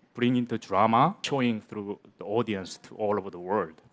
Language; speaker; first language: English; non-native, learner; Korean